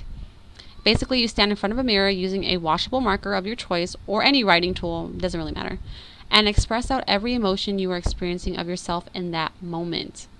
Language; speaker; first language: English; native; English